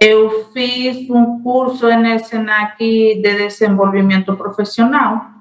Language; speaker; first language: Portuguese; non-native, learner; Spanish